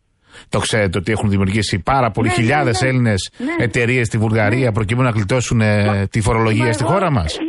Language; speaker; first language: Greek; native; Greek